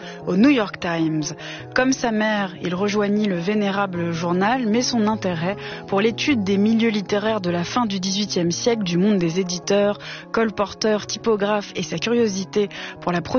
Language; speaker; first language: French; native; French